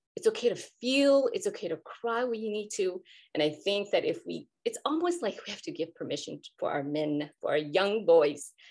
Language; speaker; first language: English; native; English